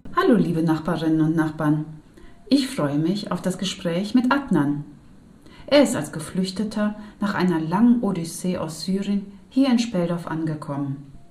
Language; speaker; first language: German; native; German